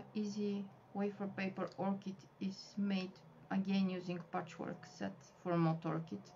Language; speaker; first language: English; non-native, fluent; Bulgarian